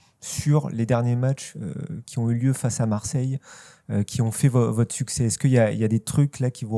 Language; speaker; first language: French; native; French